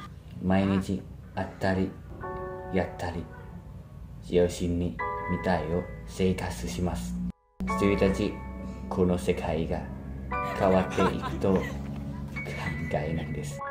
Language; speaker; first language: Japanese; non-native, learner; Thai